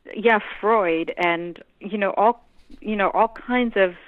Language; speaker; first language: English; non-native, local second language; Hindi